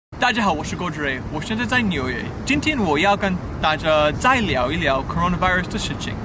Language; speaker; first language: Chinese; non-native, fluent; English